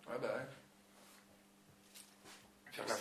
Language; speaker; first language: French; native; French